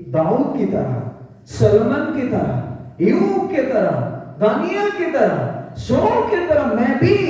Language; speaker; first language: Hindi; non-native, local second language; Bangla